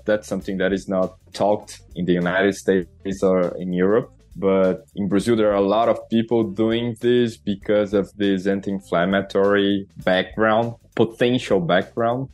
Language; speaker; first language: English; non-native, fluent; Portuguese